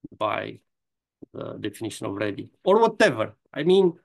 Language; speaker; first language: English; non-native, fluent; Romanian